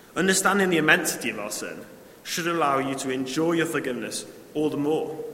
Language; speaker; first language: English; native; English